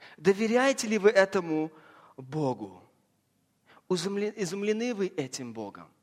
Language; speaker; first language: Russian; early bilingual, heritage; Russian